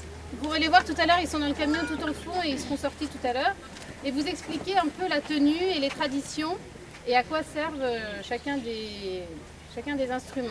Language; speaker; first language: French; native; French